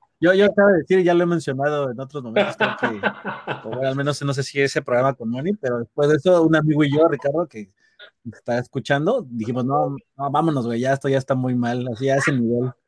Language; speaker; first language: Spanish; native; Spanish